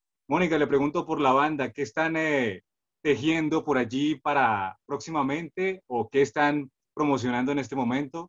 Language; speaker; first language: Spanish; native; Spanish